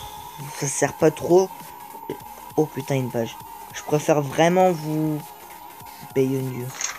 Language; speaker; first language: French; native; French